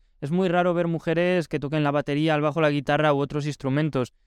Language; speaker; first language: Spanish; native; Spanish